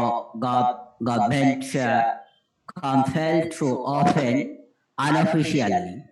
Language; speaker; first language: English; non-native, learner; Bangla